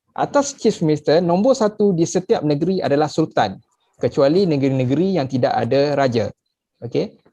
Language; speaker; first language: Malay; native; Malay